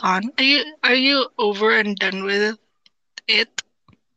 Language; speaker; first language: English; non-native, local second language; Cebuano